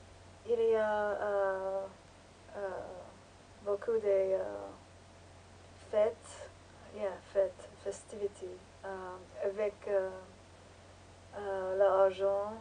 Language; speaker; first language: French; non-native, learner; English